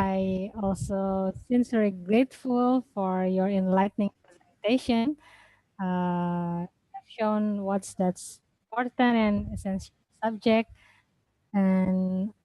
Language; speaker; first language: English; non-native, fluent; Indonesian